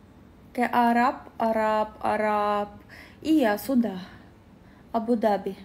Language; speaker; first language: Indonesian; non-native, learner; Russian